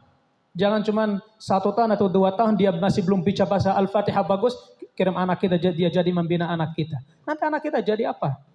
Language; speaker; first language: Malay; non-native, fluent; Arabic